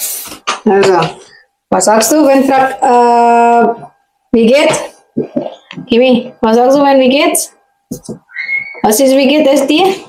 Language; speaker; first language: German; non-native, learner; Indonesian